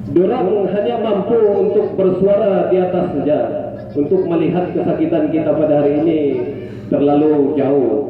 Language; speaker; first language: Malay; non-native, local second language; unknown